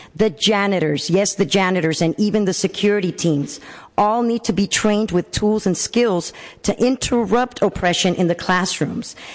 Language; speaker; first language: English; native; English